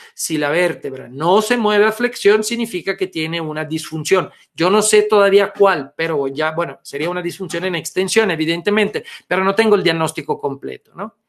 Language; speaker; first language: Spanish; non-native, fluent; Italian